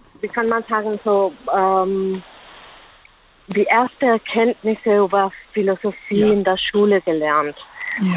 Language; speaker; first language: German; non-native, learner; Spanish